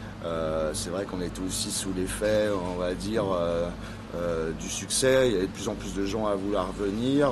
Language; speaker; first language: French; native; French